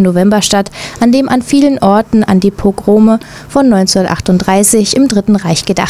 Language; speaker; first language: German; native; German